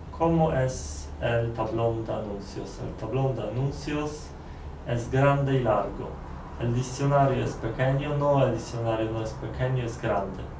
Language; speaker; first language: Spanish; non-native, learner; Polish